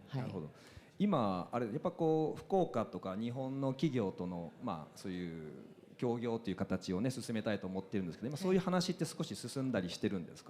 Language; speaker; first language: Japanese; native; Japanese